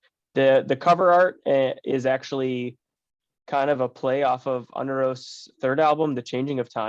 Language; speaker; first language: English; native; English